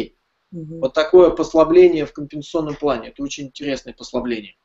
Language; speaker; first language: Russian; native; Russian